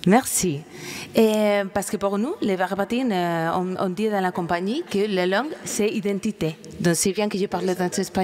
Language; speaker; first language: French; non-native, fluent; Spanish